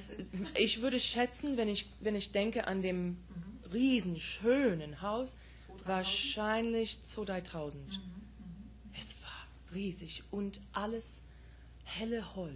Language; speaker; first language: German; non-native, fluent; English